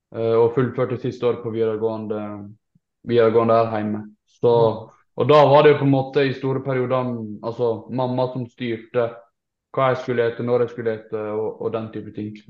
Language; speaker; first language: Norwegian; native; Norwegian